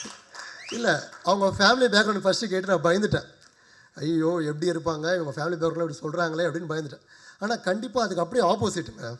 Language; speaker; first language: Tamil; native; Tamil